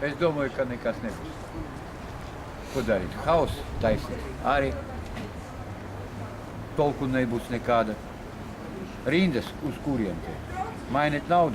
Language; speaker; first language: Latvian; non-native, local second language; Russian